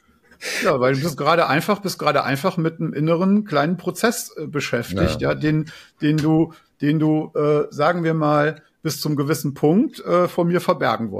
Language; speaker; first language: German; native; German